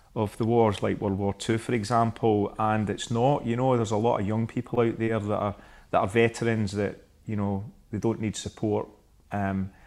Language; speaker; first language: English; native; English